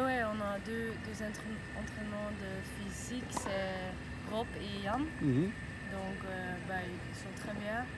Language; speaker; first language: French; non-native, local second language; Dutch